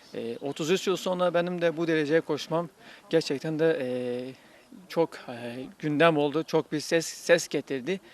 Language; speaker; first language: Turkish; native; Turkish